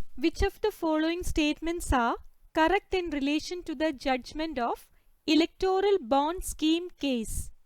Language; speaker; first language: English; non-native, local second language; Malayalam